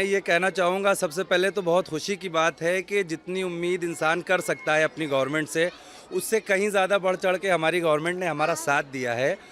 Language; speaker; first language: Hindi; native; Hindi